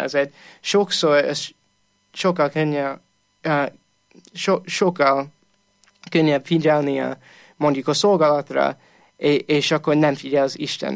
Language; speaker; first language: Hungarian; non-native, fluent; English